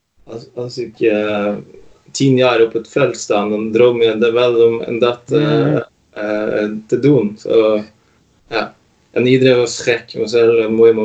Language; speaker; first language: Dutch; non-native, fluent; Norwegian